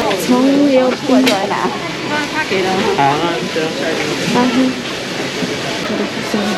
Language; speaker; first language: Chinese; non-native, learner; Javanese